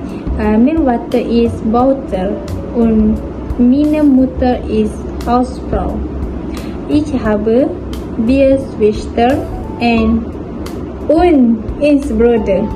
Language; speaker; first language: German; non-native, learner; Malay